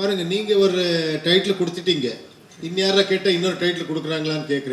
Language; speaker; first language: Tamil; non-native, fluent; Kannada